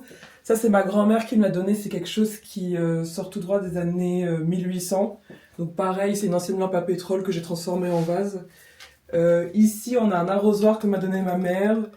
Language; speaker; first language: French; native; French